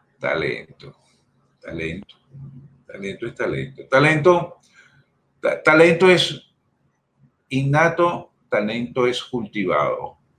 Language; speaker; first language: Spanish; native; Spanish